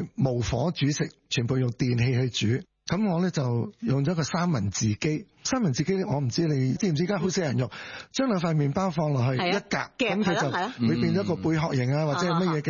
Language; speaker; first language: Cantonese; native; Cantonese